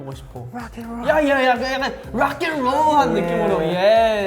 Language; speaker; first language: Korean; native; Korean